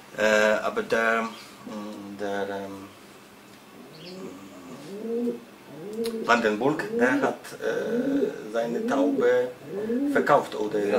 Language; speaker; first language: German; non-native, learner; Polish